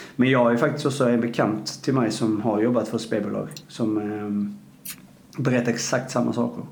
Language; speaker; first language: Swedish; native; Swedish